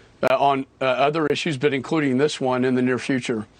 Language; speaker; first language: English; native; English